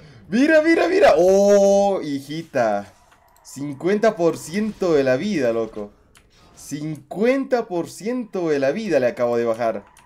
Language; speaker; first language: Spanish; native; Spanish